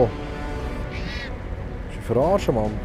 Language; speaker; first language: German; native; German